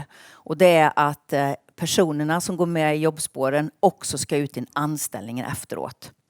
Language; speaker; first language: Swedish; native; Swedish